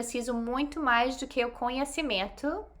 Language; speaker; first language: Portuguese; non-native, fluent; English